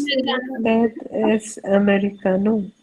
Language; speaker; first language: Spanish; non-native, learner; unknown